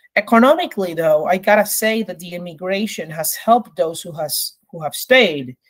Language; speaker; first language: English; early bilingual, other home language; Spanish